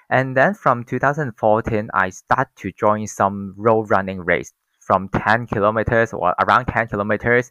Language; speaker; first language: English; non-native, local second language; Cantonese